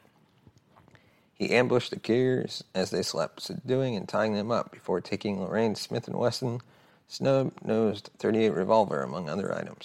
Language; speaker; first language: English; native; English